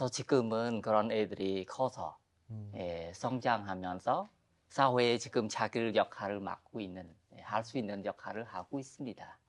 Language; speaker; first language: Korean; non-native, fluent; Khmer